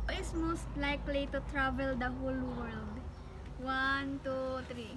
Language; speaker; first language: English; non-native, local second language; Filipino